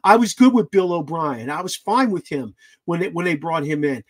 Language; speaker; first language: English; native; English